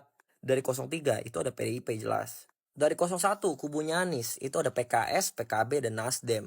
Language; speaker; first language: Indonesian; native; Indonesian